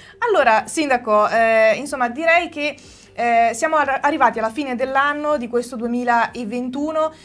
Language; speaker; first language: Italian; native; Italian